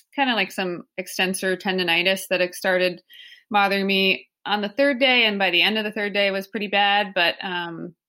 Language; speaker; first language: English; native; English